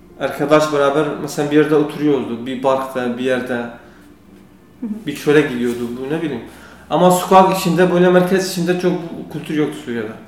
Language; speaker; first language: Turkish; non-native, learner; Kurdish